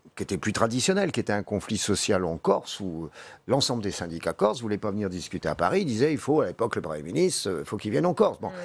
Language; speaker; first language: French; native; French